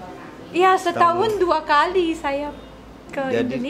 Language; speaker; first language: Indonesian; non-native, fluent; Manipuri